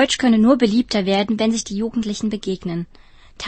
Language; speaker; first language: German; native; German